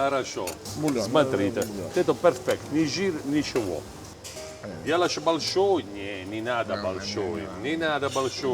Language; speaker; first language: Russian; non-native, learner; Italian